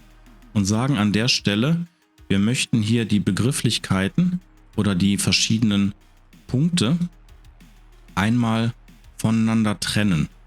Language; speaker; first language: German; native; German